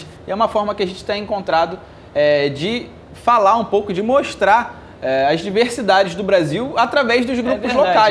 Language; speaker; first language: Portuguese; native; Portuguese